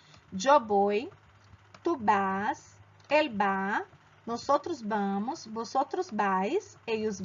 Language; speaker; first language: Spanish; non-native, fluent; Portuguese